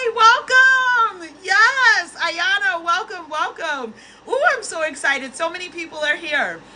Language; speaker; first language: English; native; English